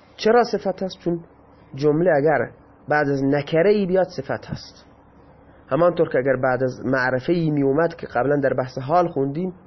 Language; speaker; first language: Persian; non-native, local second language; Baluchi